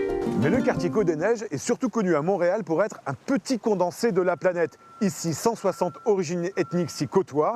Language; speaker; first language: French; native; French